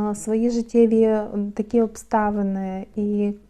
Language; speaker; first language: Ukrainian; native; Ukrainian